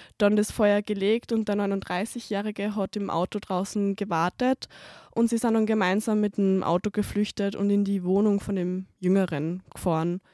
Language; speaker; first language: German; native; German